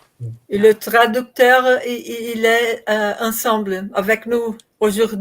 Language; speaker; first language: French; non-native, learner; Portuguese